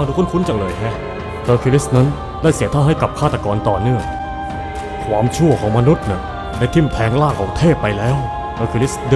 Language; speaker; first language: Thai; native; Thai